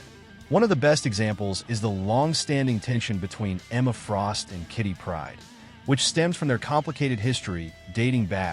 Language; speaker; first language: English; native; English